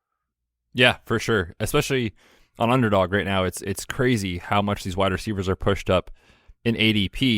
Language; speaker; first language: English; native; English